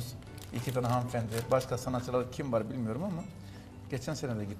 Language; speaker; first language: Turkish; native; Turkish